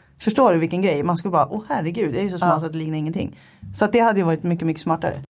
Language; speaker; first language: Swedish; native; Swedish